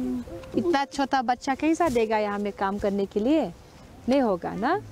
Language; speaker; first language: Hindi; non-native, local second language; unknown